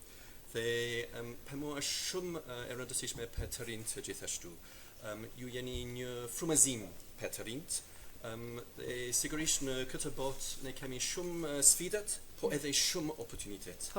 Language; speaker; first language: Albanian; non-native, fluent; English